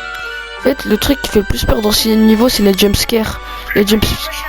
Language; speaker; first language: French; native; French